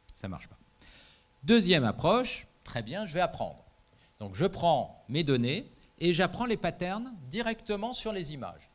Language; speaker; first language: French; native; French